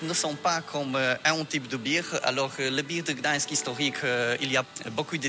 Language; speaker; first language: French; non-native, learner; Polish